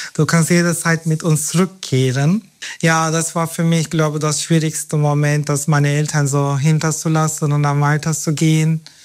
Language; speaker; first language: German; non-native, fluent; Turkish